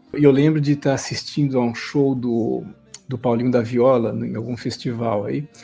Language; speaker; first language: Portuguese; native; Portuguese